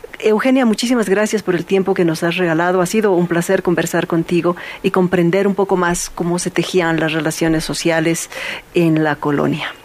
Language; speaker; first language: Spanish; native; Spanish